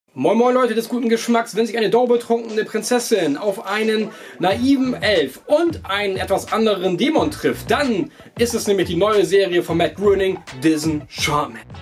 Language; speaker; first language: German; native; German